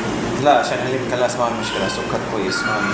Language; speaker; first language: Arabic; non-native, learner; Filipino